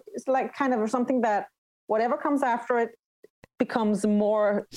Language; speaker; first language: English; non-native, fluent; Danish